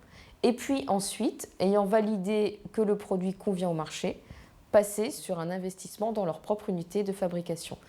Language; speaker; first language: French; native; French